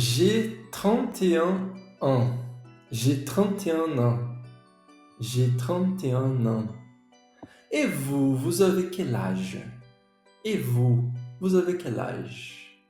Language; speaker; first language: French; non-native, fluent; Portuguese